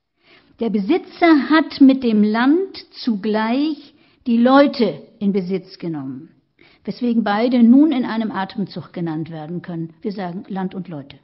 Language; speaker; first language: German; native; German